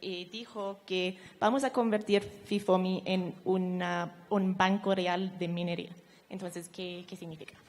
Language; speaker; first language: Spanish; non-native, fluent; English